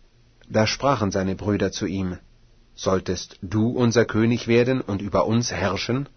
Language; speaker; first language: German; native; German